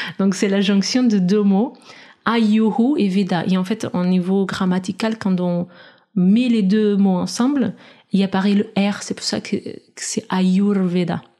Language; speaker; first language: French; non-native, fluent; Portuguese